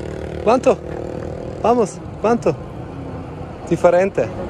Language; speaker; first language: Spanish; non-native, learner; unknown